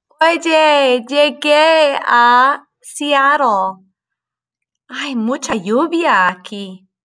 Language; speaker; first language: Spanish; non-native, fluent; English